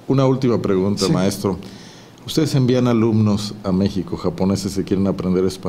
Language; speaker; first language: Spanish; native; Spanish